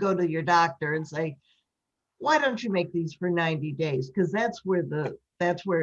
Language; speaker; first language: English; native; English